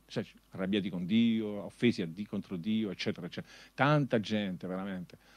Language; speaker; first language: Italian; native; Italian